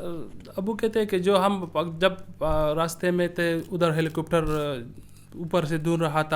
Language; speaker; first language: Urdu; early bilingual, other home language; Persian